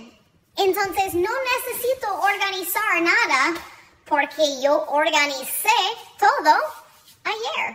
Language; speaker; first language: Spanish; non-native, learner; English